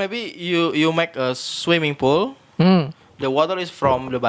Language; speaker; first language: English; non-native, learner; Indonesian